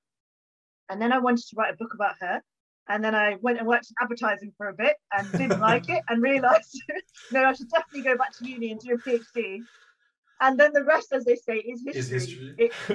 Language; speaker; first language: English; native; English